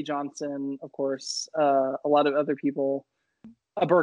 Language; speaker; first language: English; native; English